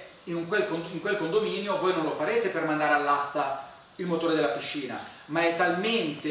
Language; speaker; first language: Italian; native; Italian